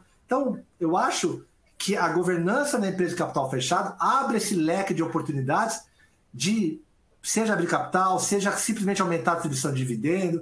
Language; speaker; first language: Portuguese; native; Portuguese